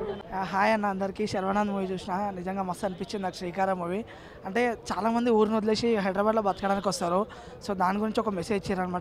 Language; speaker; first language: Telugu; native; Telugu